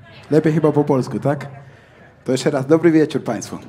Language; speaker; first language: Polish; non-native, fluent; Spanish